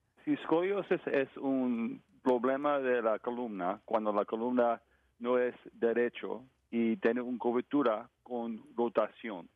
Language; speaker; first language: Spanish; non-native, learner; English